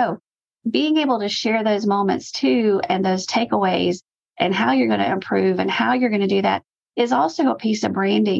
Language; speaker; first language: English; native; English